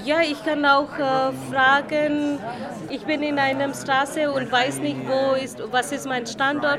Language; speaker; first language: German; non-native, learner; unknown